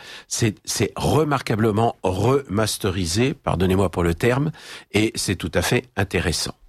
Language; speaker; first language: French; native; French